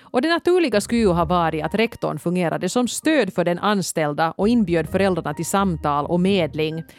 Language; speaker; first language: Swedish; native; Swedish